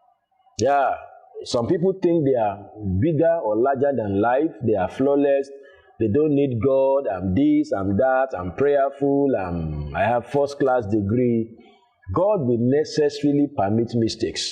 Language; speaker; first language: English; non-native, local second language; Yoruba